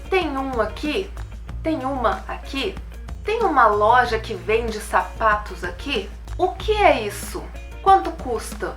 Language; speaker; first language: Portuguese; native; Portuguese